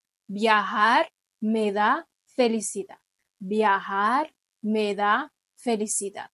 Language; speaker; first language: Spanish; non-native, fluent; Haitian Creole